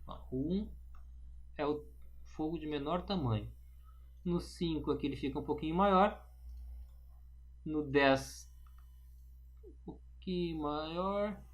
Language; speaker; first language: Portuguese; native; Portuguese